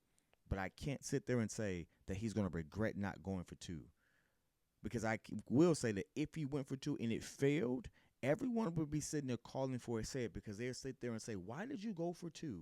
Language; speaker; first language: English; native; English